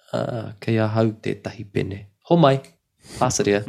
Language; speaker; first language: Māori; non-native, local second language; English